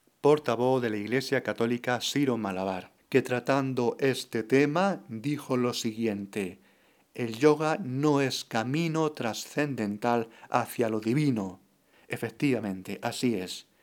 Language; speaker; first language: Spanish; native; Spanish